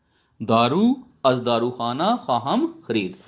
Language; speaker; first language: Persian; non-native, fluent; Urdu